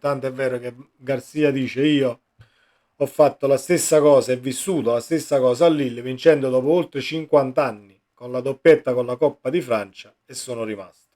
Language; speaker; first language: Italian; native; Italian